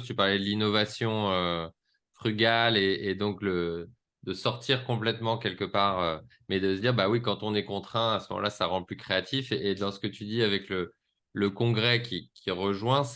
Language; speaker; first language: French; native; French